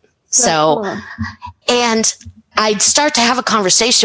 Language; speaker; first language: English; native; English